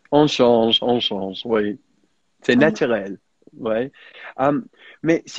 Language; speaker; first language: French; non-native, fluent; English